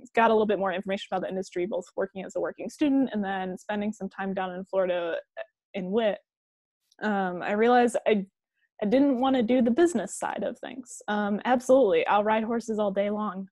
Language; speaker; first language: English; native; English